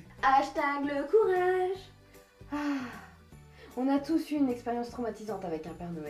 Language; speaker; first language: French; native; French